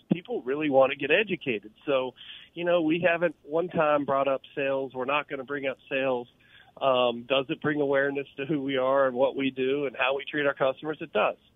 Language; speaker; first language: English; native; English